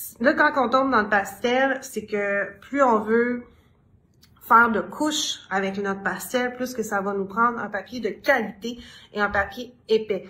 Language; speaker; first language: French; native; French